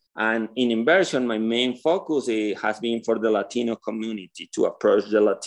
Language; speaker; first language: English; non-native, learner; Spanish